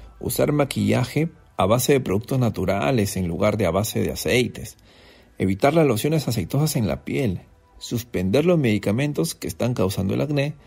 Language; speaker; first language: Spanish; native; Spanish